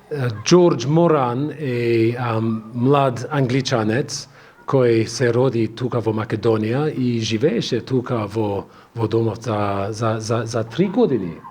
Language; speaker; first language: Macedonian; non-native, fluent; English